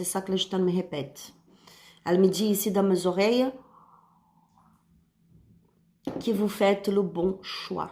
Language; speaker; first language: French; non-native, learner; Spanish